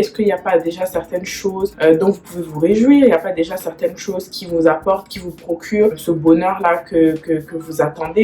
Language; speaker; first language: French; native; French